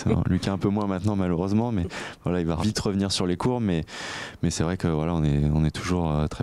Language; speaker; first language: French; native; French